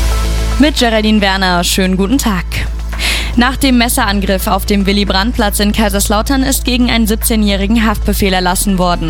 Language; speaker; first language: German; native; German